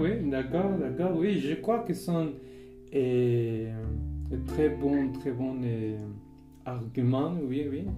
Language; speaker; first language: French; non-native, fluent; Spanish